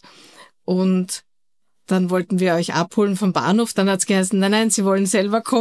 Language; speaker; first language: German; native; German